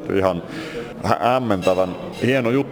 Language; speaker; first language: Finnish; native; Finnish